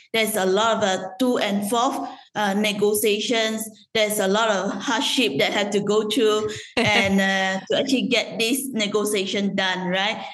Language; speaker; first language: English; non-native, local second language; Chinese